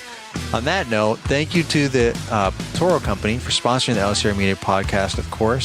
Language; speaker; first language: English; native; English